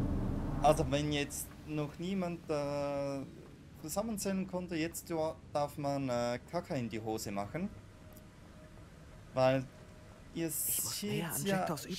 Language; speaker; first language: German; native; German